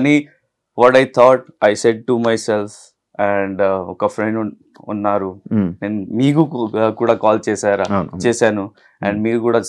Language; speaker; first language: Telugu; non-native, local second language; Hindi